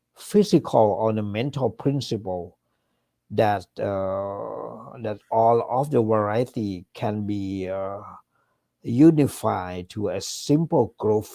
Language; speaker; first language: English; non-native, fluent; Thai